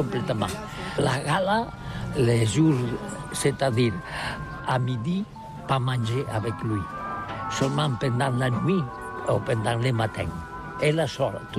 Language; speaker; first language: French; non-native, learner; Catalan